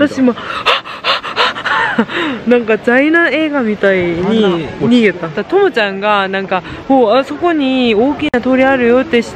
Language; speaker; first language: Japanese; non-native, fluent; Korean